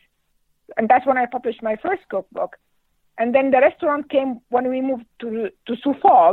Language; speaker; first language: English; non-native, fluent; Arabic